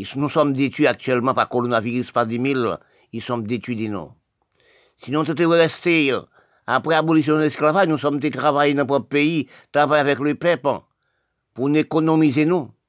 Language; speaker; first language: French; non-native, local second language; Haitian Creole